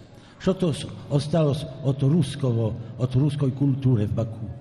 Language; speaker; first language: Russian; non-native, fluent; French